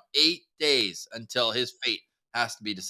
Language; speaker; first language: English; native; English